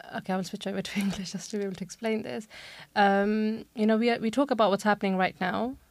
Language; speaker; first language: Icelandic; non-native, learner; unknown